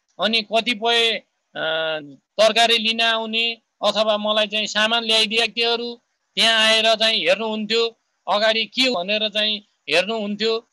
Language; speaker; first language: Nepali; native; Nepali